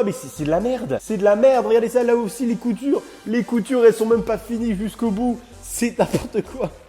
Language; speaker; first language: French; native; French